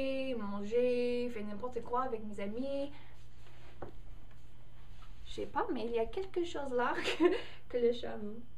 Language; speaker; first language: French; non-native, learner; English